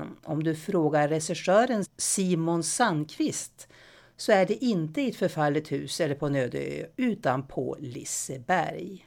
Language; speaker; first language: Swedish; native; Swedish